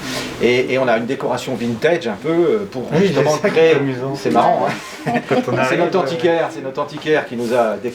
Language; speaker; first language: French; native; French